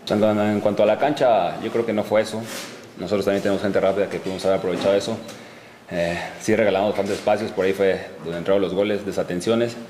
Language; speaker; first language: Spanish; native; Spanish